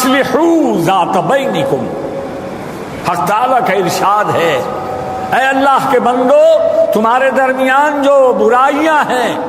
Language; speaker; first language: Urdu; native; Urdu